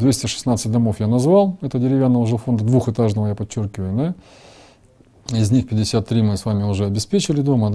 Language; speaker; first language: Russian; native; Russian